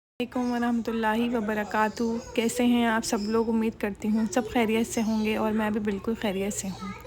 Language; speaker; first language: Urdu; native; Urdu